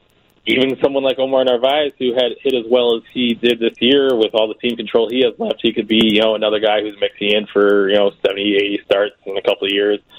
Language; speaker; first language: English; native; English